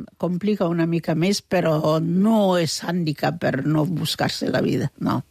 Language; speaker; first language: Catalan; non-native, fluent; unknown